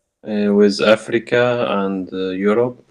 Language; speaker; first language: English; non-native, learner; Arabic